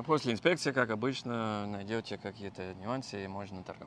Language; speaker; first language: Russian; non-native, learner; English